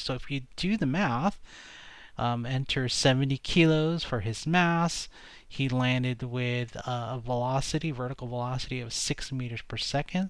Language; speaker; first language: English; native; English